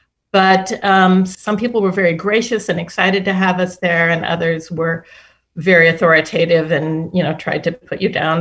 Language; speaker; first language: English; native; English